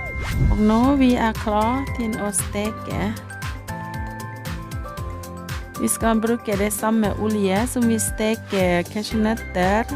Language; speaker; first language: Norwegian; non-native, learner; Thai